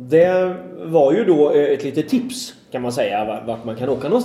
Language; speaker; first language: Swedish; native; Swedish